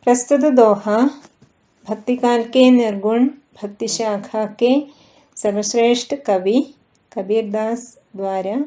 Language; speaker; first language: Hindi; non-native, local second language; Malayalam